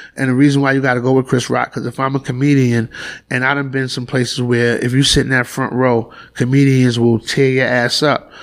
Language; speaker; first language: English; native; English